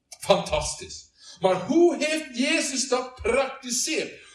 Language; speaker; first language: Dutch; non-native, learner; Norwegian